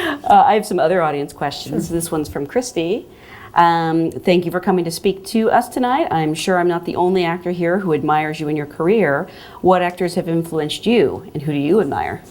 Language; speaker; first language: English; native; English